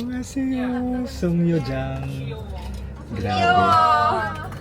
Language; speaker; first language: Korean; non-native, learner; Filipino